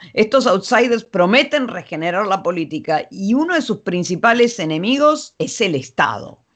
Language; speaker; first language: Spanish; non-native, fluent; Dutch